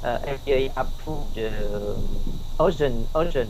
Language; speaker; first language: English; non-native, learner; Vietnamese